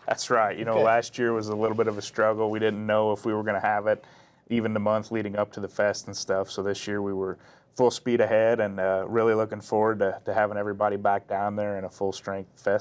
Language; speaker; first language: English; native; English